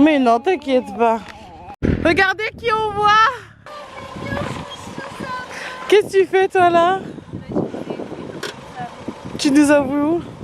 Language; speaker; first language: French; native; French